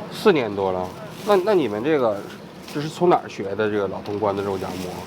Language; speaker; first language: Chinese; native; Chinese